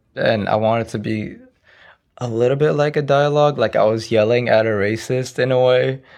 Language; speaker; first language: English; early bilingual, other home language; Arabic